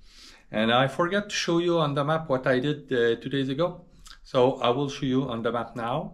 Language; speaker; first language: English; non-native, learner; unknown